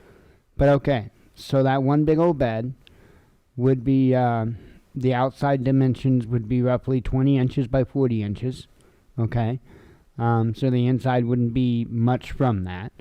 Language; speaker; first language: English; native; English